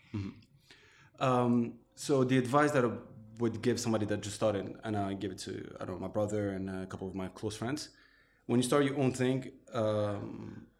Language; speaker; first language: English; non-native, fluent; Arabic